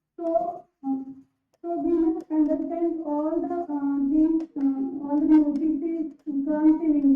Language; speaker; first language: English; non-native, learner; Hindi